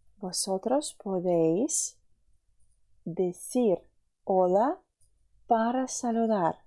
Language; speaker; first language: Spanish; non-native, fluent; Ukrainian